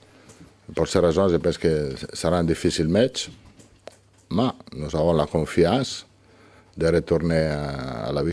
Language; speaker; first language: French; non-native, learner; Italian